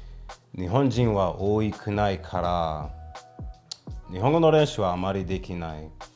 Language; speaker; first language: Japanese; non-native, fluent; English